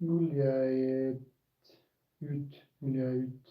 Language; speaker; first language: Russian; non-native, learner; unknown